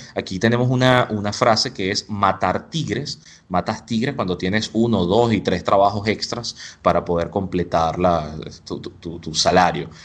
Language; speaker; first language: Spanish; native; Spanish